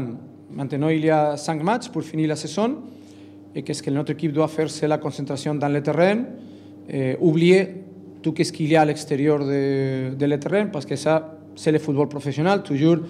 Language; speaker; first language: French; non-native, learner; Spanish